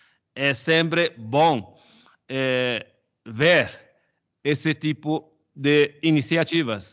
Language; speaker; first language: Portuguese; non-native, fluent; Chinese